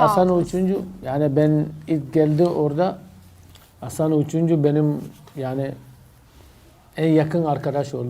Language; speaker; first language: Turkish; non-native, learner; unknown